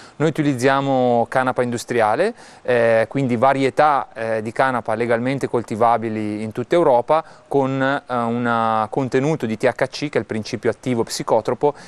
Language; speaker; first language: Italian; native; Italian